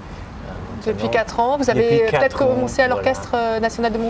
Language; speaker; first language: French; native; French